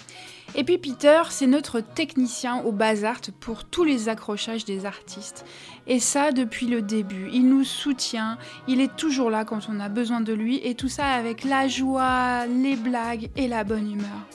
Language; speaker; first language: French; native; French